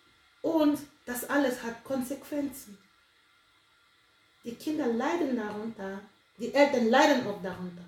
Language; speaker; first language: German; non-native, fluent; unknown